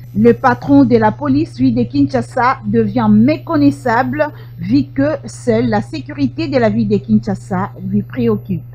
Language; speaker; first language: French; non-native, local second language; Lingala